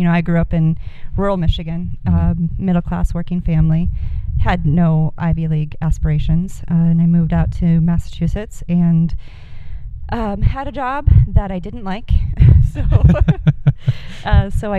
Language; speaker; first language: English; native; English